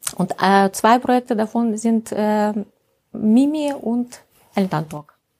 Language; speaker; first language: German; non-native, fluent; Russian